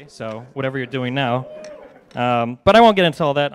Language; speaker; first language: English; native; English